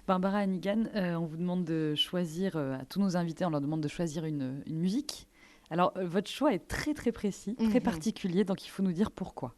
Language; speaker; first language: French; native; French